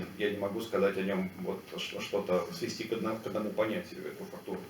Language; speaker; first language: Russian; native; Russian